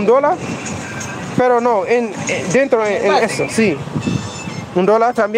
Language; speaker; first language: Spanish; non-native, learner; English